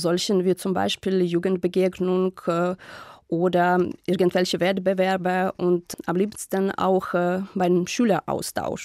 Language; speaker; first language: German; non-native, fluent; Ukrainian